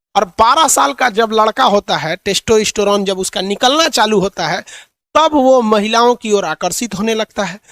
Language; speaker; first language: Hindi; native; Hindi